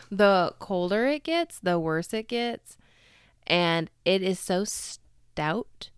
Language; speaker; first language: English; native; English